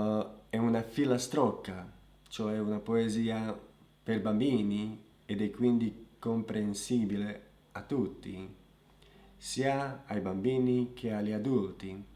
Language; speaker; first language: Italian; non-native, fluent; Slovak